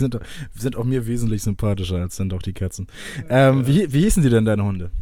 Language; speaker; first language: German; native; German